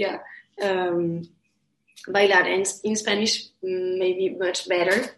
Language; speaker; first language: English; non-native, learner; French